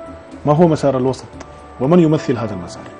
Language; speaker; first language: Arabic; native; Arabic